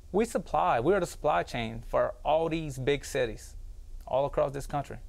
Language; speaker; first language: English; native; English